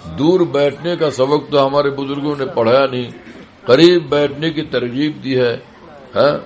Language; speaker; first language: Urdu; non-native, fluent; Bangla